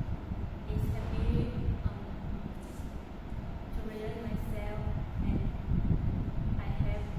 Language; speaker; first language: English; non-native, learner; Vietnamese